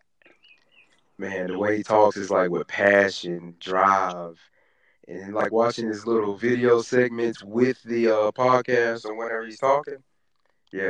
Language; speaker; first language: English; native; English